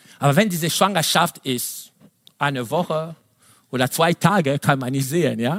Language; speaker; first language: German; non-native, fluent; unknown